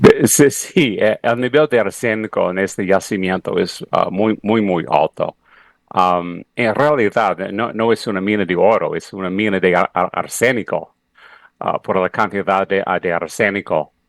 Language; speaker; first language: Spanish; non-native, fluent; English